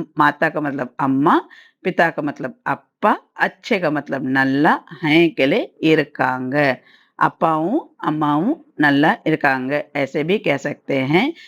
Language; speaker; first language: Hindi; non-native, local second language; Tamil